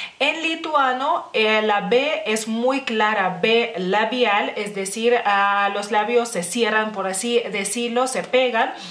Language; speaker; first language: Spanish; non-native, fluent; Lithuanian